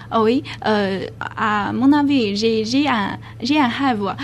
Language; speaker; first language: French; non-native, learner; Chinese